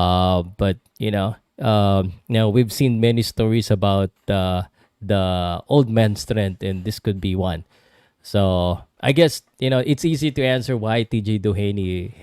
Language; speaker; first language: English; non-native, local second language; Filipino